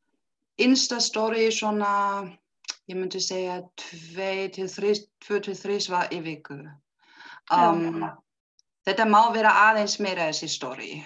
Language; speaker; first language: Icelandic; non-native, learner; German